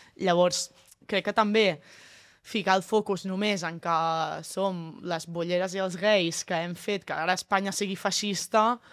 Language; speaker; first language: Catalan; native; Catalan